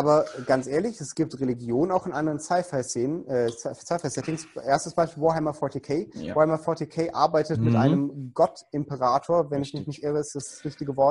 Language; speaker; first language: German; native; German